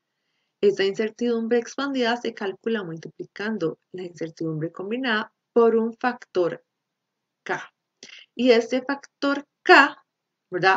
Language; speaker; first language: Spanish; native; Spanish